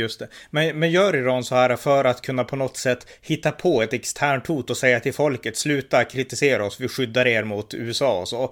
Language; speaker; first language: Swedish; native; Swedish